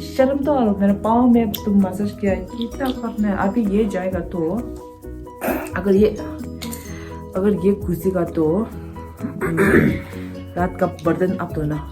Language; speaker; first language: Hindi; non-native, local second language; Tibetan